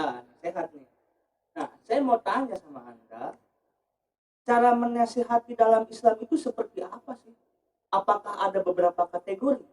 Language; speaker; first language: Indonesian; native; Indonesian